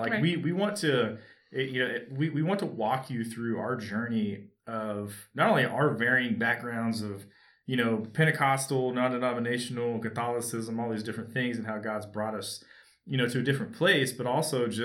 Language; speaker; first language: English; native; English